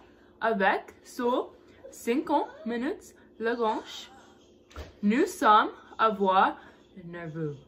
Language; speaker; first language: French; non-native, learner; English